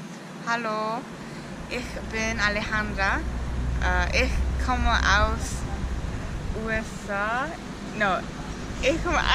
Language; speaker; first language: German; non-native, learner; English